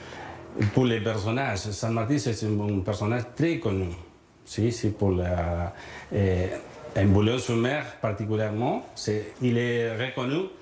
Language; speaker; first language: French; non-native, learner; Spanish